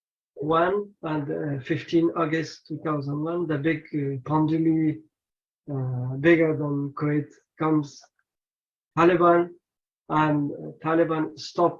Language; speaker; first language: English; non-native, learner; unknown